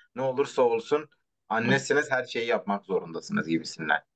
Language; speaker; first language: Turkish; non-native, local second language; Kurdish